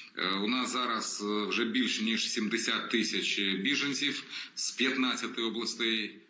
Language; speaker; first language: Ukrainian; native; Ukrainian